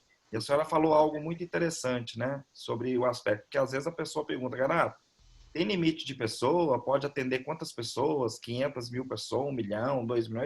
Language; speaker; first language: Portuguese; native; Portuguese